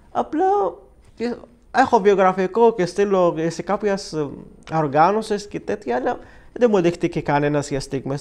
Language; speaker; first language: Greek; non-native, learner; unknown